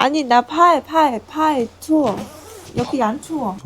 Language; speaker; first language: Korean; non-native, learner; Vietnamese